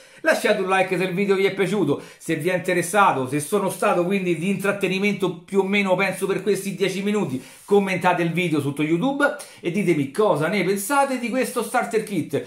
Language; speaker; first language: Italian; native; Italian